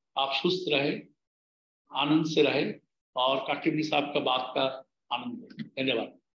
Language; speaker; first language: Hindi; non-native, local second language; Bangla